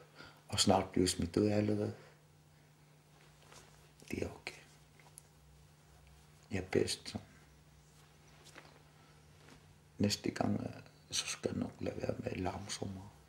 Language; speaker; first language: Danish; non-native, local second language; Kalaallisut